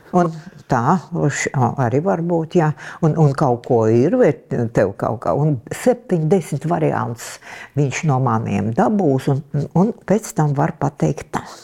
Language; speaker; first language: Latvian; non-native, local second language; Russian